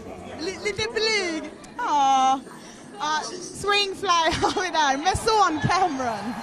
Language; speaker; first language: Swedish; native; Swedish